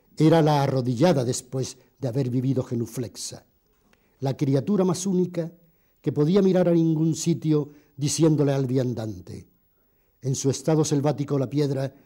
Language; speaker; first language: Spanish; native; Spanish